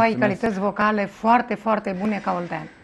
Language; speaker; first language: Romanian; native; Romanian